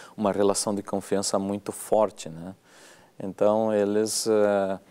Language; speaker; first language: Portuguese; native; Portuguese